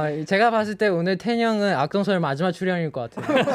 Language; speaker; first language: Korean; non-native, fluent; Chinese